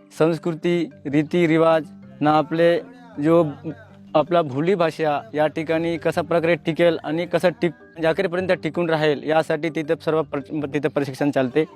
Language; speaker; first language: Marathi; non-native, local second language; Gondi